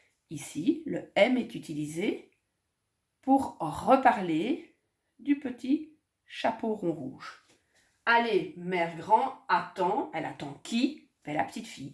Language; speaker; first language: French; native; French